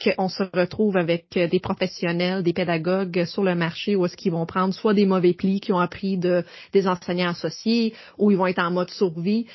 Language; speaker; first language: French; native; French